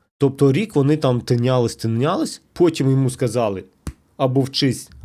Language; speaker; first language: Ukrainian; non-native, local second language; Russian